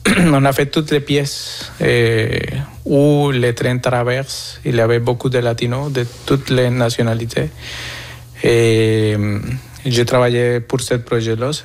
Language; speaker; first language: French; non-native, fluent; Spanish